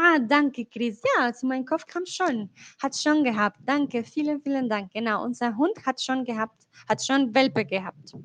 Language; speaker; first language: German; non-native, fluent; Spanish